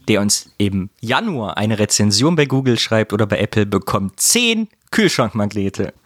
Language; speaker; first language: German; native; German